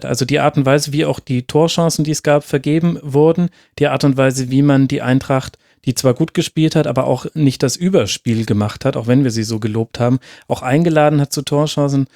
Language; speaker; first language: German; native; German